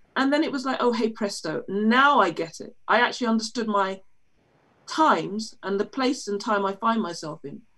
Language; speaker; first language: English; native; English